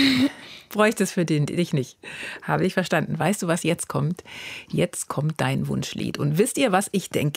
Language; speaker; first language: German; native; German